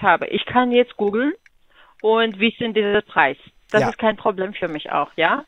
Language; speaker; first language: German; non-native, fluent; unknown